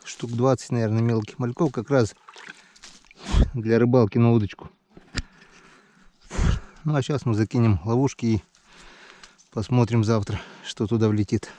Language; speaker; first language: Russian; native; Russian